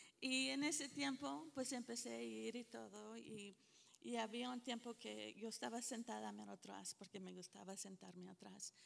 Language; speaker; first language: Spanish; early bilingual, heritage; Spanish